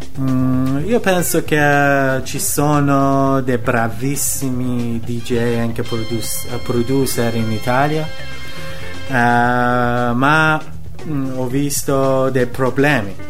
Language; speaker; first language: Italian; non-native, learner; Persian